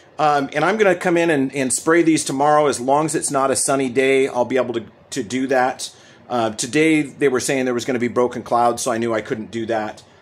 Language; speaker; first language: English; native; English